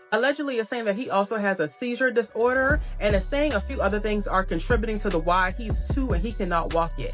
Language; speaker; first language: English; native; English